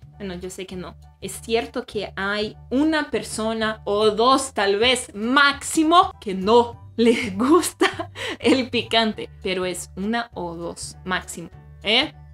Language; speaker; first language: Spanish; non-native, fluent; Portuguese